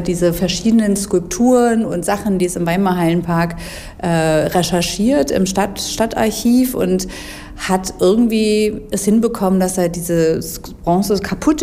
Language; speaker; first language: German; native; German